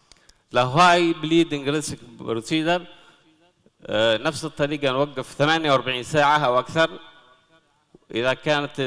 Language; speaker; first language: Arabic; native; Arabic